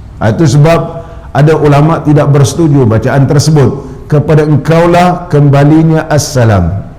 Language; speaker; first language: Malay; native; Malay